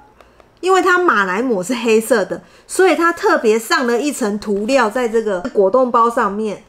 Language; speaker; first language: Chinese; native; Chinese